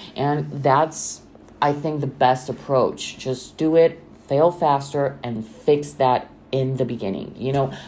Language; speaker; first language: English; non-native, fluent; Romanian